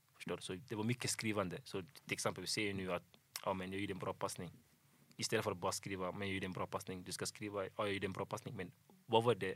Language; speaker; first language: Swedish; early bilingual, other home language; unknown